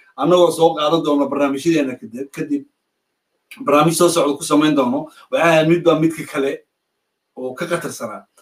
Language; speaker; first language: Somali; native; Somali